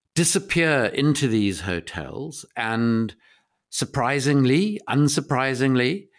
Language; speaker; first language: English; native; English